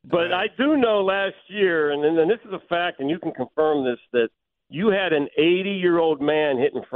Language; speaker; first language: English; native; English